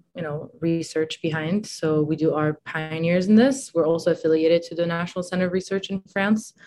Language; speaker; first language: English; non-native, fluent; Italian